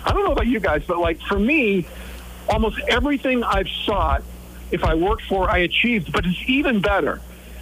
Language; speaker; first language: English; native; English